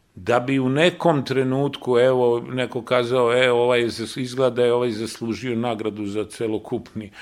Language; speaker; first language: Serbian; native; Serbian